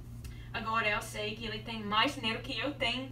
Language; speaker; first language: Portuguese; non-native, learner; English